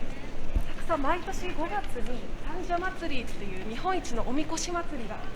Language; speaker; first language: Japanese; native; Japanese